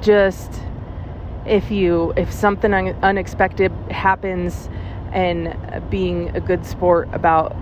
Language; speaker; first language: English; native; English